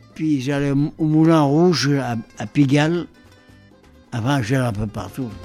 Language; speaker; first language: French; early bilingual, other home language; Polish